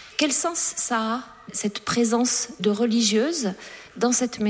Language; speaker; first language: French; native; French